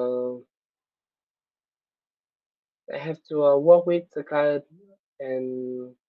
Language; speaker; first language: English; non-native, learner; Vietnamese